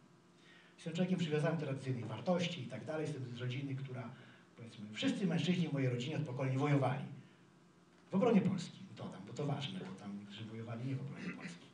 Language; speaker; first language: Polish; native; Polish